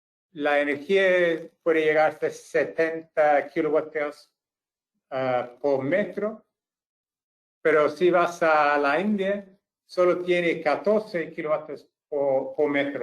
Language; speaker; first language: Spanish; non-native, fluent; English